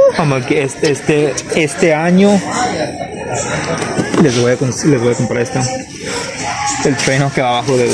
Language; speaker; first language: Spanish; native; Spanish